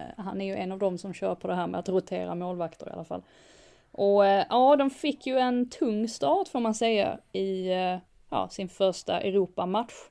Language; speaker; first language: Swedish; native; Swedish